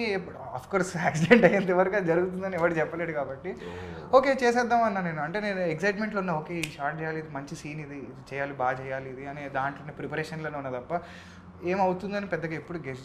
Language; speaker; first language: Telugu; native; Telugu